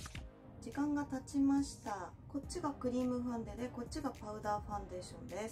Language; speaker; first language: Japanese; native; Japanese